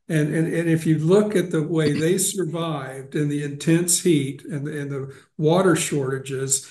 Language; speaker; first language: English; native; English